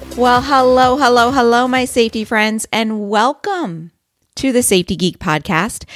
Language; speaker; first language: English; native; English